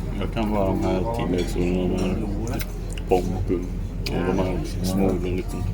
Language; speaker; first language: Swedish; non-native, learner; Thai